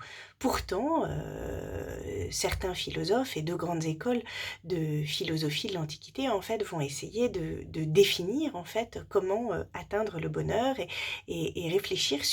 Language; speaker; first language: French; native; French